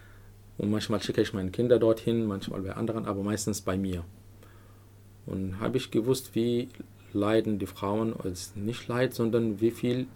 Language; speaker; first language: German; non-native, learner; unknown